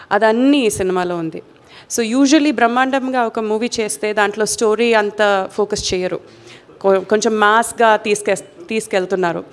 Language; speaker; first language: Telugu; non-native, fluent; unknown